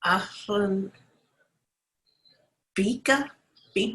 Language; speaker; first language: Arabic; non-native, learner; English